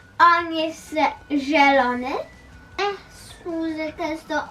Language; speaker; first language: Polish; early bilingual, heritage; Polish